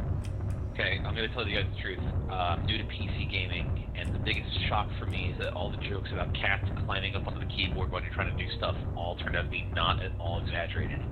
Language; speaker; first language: English; native; English